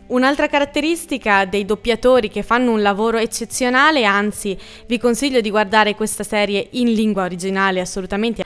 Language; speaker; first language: Italian; native; Italian